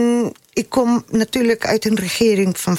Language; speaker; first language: Dutch; non-native, fluent; Spanish